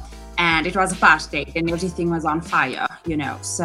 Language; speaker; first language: English; native; English